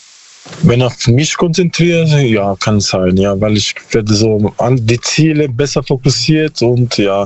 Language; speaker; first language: German; non-native, learner; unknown